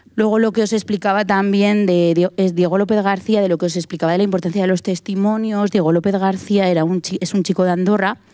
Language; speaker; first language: Spanish; native; Spanish